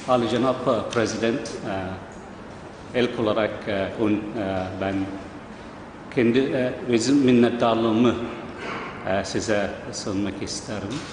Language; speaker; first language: Turkish; non-native, learner; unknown